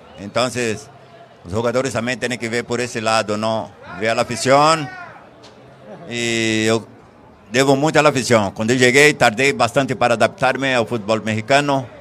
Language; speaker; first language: Spanish; non-native, fluent; Portuguese